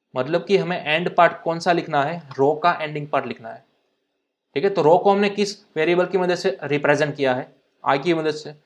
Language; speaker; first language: Hindi; non-native, local second language; Gujarati